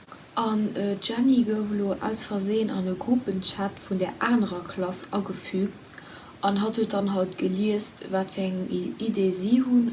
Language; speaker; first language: German; non-native, local second language; Luxembourgish